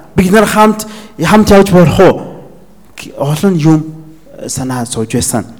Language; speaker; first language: Mongolian; non-native, fluent; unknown